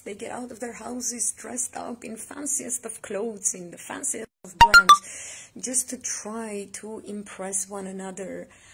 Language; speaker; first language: English; non-native, fluent; Armenian